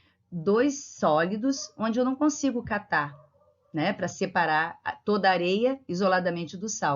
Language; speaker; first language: Portuguese; native; Portuguese